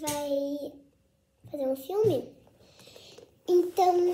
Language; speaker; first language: Portuguese; early bilingual, heritage; Portuguese